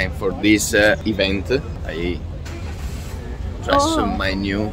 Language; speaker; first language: English; non-native, learner; Italian